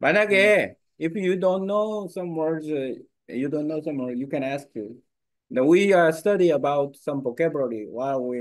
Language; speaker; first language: English; non-native, learner; Korean